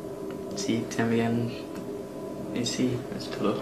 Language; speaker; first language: Spanish; non-native, learner; English